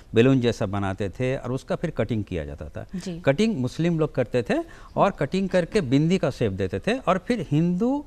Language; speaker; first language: Hindi; native; Hindi